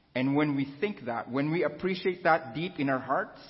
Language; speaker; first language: English; non-native, local second language; Filipino